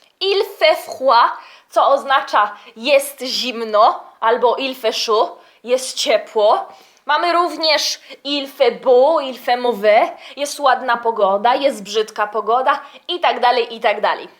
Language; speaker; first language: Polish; early bilingual, heritage; Polish